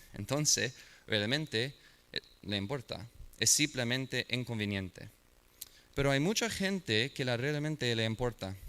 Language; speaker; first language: Spanish; non-native, learner; English